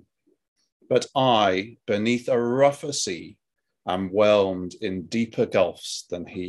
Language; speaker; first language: English; native; English